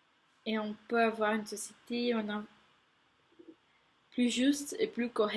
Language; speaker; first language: French; non-native, fluent; Portuguese